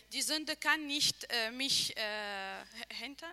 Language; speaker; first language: German; non-native, learner; Arabic